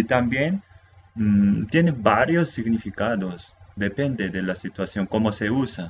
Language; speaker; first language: Spanish; non-native, fluent; Korean